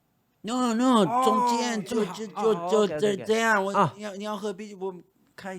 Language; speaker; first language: Chinese; non-native, fluent; Spanish